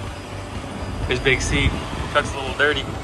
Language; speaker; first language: English; native; English